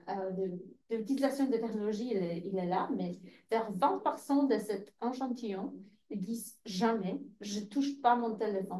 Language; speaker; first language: French; non-native, fluent; Polish